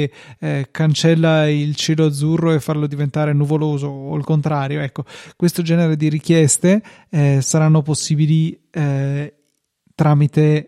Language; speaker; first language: Italian; native; Italian